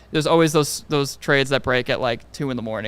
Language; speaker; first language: English; native; English